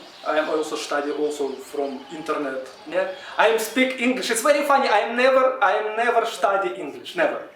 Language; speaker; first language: English; non-native, learner; Russian